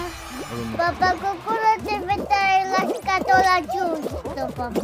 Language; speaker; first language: Italian; early bilingual, heritage; Italian